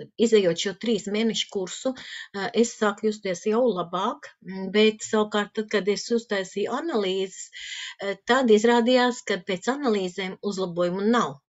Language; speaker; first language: Latvian; native; Latvian